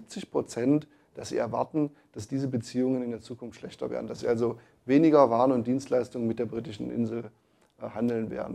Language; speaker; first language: German; native; German